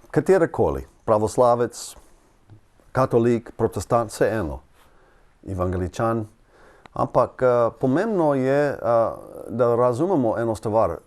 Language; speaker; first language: Slovenian; non-native, learner; English